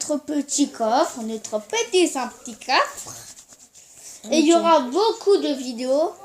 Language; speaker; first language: French; native; French